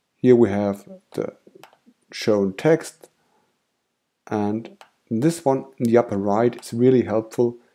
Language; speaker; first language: English; non-native, fluent; German